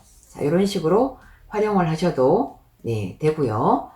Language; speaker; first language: Korean; native; Korean